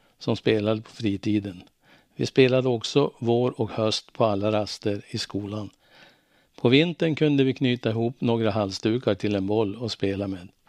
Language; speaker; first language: Swedish; native; Swedish